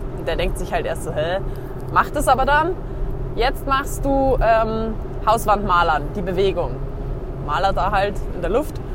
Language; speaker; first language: German; native; German